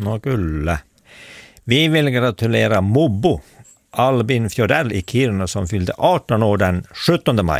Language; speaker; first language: Swedish; native; Swedish